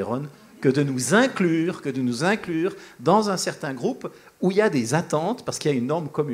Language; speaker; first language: French; native; French